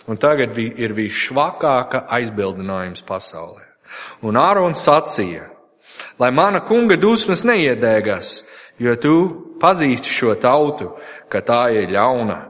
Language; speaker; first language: Latvian; non-native, fluent; English